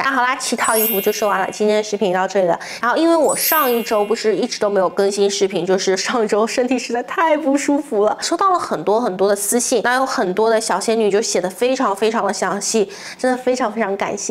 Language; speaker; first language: Chinese; native; Chinese